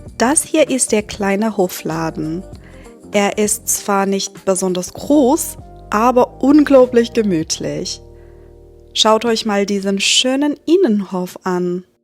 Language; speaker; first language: German; non-native, fluent; Persian